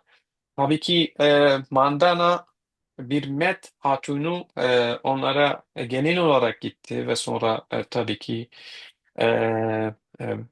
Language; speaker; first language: Turkish; non-native, fluent; Kurdish